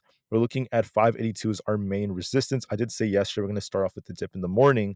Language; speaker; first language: English; native; English